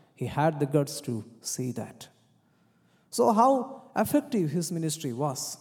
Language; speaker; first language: English; non-native, local second language; Malayalam